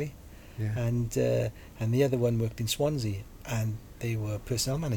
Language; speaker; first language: English; native; English